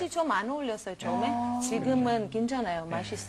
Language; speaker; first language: Korean; non-native, learner; Romanian